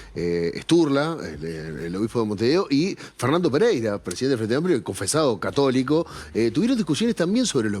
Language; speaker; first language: Spanish; native; Spanish